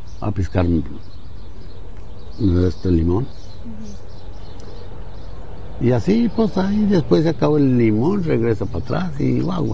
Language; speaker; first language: Spanish; native; Spanish